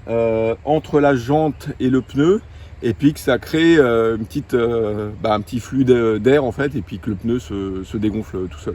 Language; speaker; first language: French; native; French